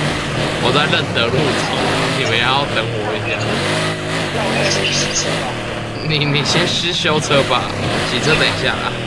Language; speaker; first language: Chinese; native; Chinese